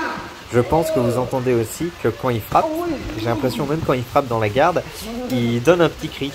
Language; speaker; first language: French; native; French